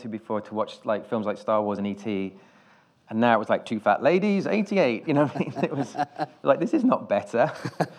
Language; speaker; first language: English; native; English